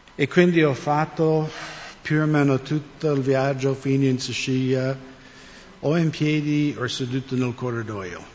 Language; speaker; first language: Italian; non-native, fluent; English